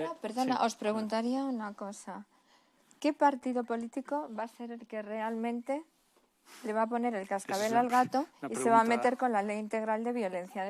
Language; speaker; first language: Spanish; native; Spanish